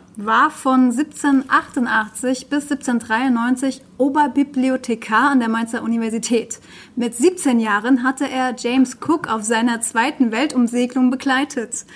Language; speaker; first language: German; native; German